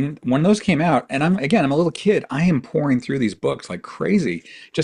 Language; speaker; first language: English; native; English